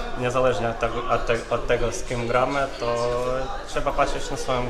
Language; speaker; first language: Polish; non-native, fluent; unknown